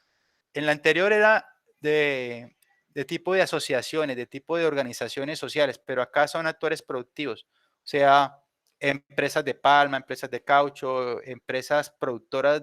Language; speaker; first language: Spanish; native; Spanish